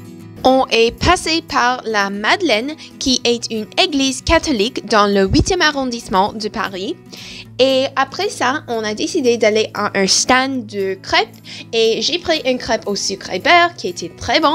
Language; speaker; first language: French; non-native, learner; English